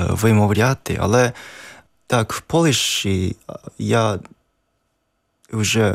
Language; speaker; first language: Ukrainian; non-native, learner; Japanese